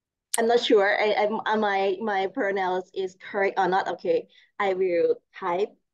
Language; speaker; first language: English; non-native, learner; Thai